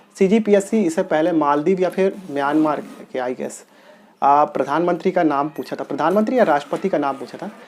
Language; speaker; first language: Hindi; non-native, local second language; Telugu